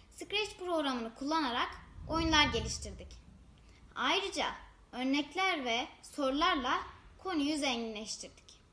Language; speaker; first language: Turkish; native; Turkish